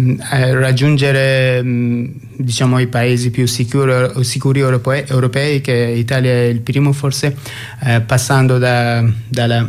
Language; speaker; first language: Italian; non-native, fluent; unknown